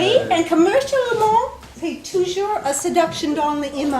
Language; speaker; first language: French; non-native, learner; English